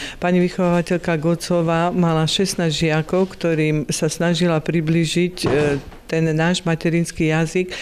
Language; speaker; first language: Slovak; non-native, local second language; Rusyn